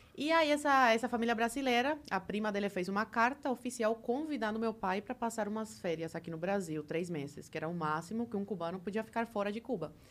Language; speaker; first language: Portuguese; early bilingual, other home language; Spanish